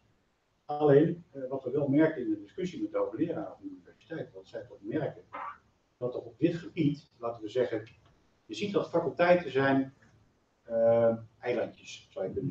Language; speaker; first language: Dutch; native; Dutch